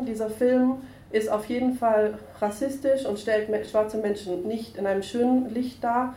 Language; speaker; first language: German; native; German